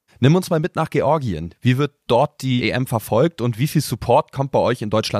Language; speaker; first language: German; native; German